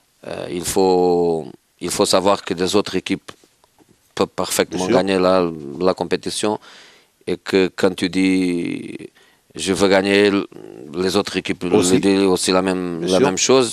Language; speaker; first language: French; non-native, fluent; Portuguese